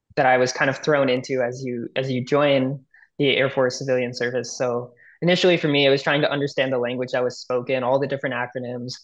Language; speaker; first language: English; native; English